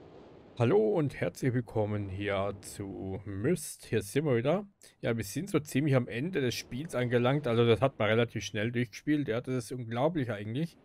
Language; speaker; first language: German; native; German